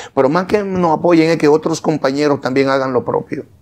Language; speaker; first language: Spanish; native; Spanish